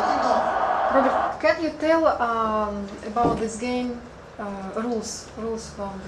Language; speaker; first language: English; non-native, learner; Russian